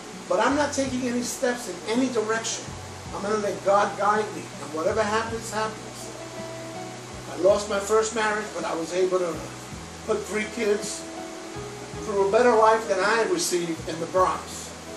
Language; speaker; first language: English; early bilingual, other home language; Spanish